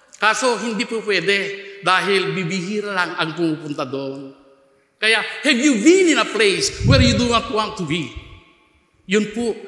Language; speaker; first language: Filipino; non-native, local second language; Iloko